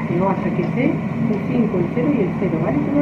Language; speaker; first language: Spanish; native; Spanish